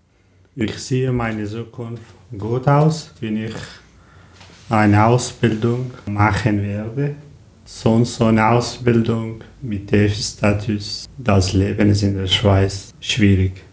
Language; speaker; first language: German; non-native, learner; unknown